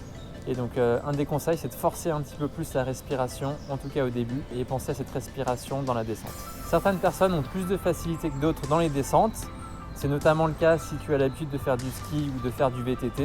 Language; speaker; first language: French; native; French